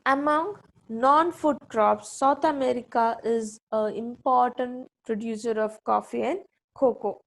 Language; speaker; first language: English; non-native, local second language; Kannada